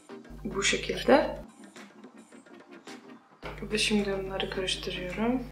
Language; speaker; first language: Turkish; non-native, fluent; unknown